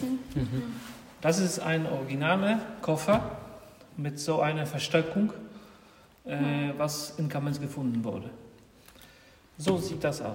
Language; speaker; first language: German; non-native, fluent; Polish